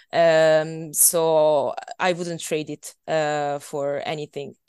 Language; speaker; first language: English; non-native, fluent; Italian